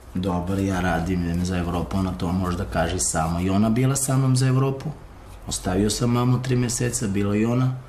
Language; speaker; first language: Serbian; non-native, local second language; Romany